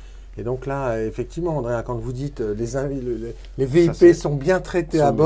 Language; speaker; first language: French; native; French